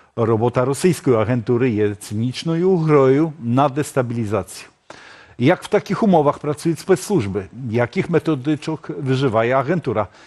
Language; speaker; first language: Ukrainian; native; Ukrainian